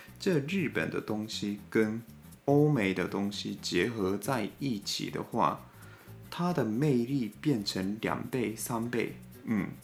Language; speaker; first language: Chinese; non-native, fluent; Japanese